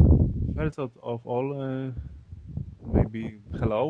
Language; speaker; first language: English; non-native, learner; Polish